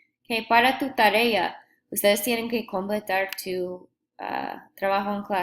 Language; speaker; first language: Spanish; non-native, fluent; English